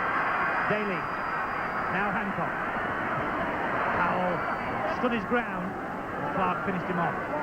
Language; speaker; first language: English; native; English